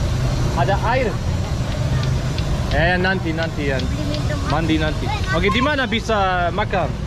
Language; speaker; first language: Indonesian; non-native, learner; German